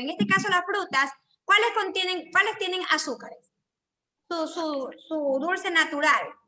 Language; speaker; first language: Spanish; native; Spanish